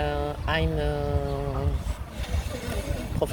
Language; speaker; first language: English; non-native, learner; French